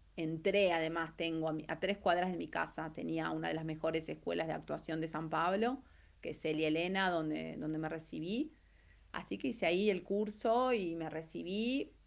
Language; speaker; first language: Spanish; native; Spanish